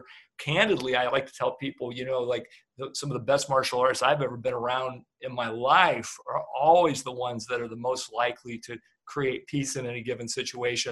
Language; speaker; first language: English; native; English